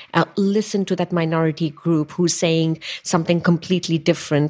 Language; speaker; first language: English; non-native, local second language; Tamil